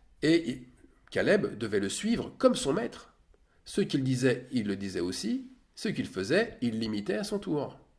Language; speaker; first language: French; native; French